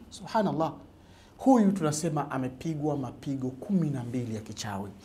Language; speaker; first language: Swahili; native; Swahili